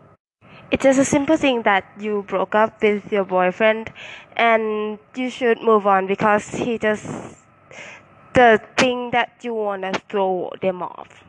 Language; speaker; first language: English; non-native, learner; Thai